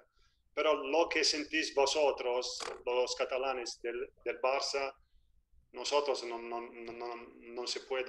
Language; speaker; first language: Spanish; non-native, fluent; Italian